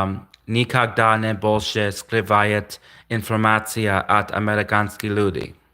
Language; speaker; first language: Russian; non-native, learner; English